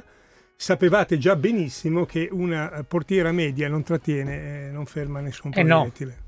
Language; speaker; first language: Italian; native; Italian